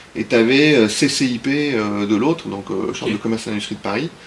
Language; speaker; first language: French; native; French